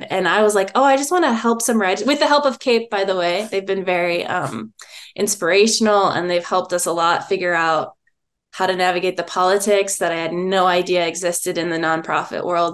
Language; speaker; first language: English; native; English